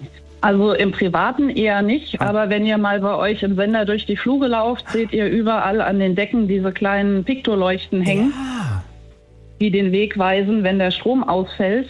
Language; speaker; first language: German; native; German